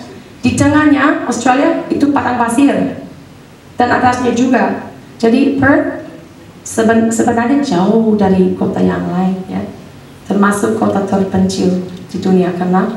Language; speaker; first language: Indonesian; non-native, fluent; English